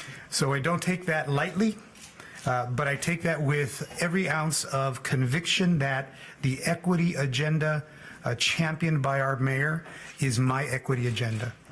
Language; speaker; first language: English; early bilingual, other home language; Spanish